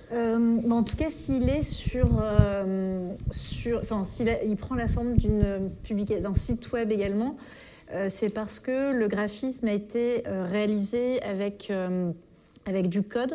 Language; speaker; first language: French; native; French